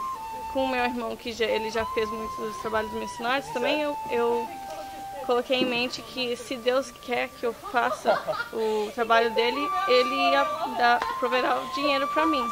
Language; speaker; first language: Portuguese; early bilingual, heritage; Portuguese